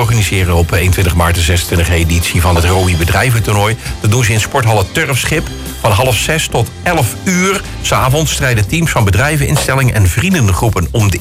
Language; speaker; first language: Dutch; native; Dutch